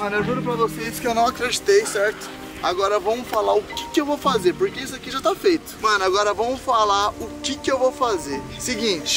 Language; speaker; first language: Portuguese; native; Portuguese